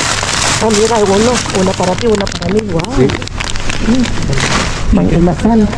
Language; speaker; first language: Spanish; non-native, learner; Filipino